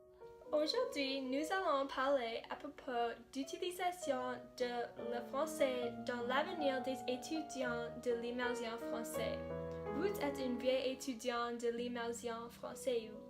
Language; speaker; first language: French; non-native, local second language; English